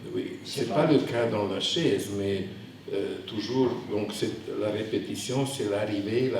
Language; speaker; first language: French; non-native, fluent; Hungarian